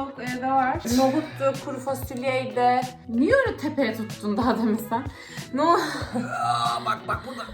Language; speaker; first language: Turkish; native; Turkish